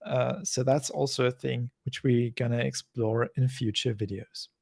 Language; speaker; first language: English; non-native, fluent; German